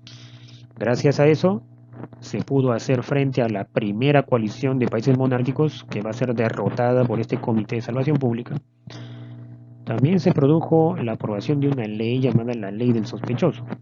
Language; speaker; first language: Spanish; native; Spanish